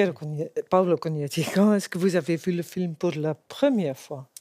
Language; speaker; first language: French; non-native, fluent; Dutch